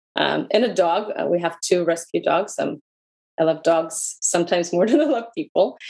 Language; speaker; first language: English; non-native, fluent; Hebrew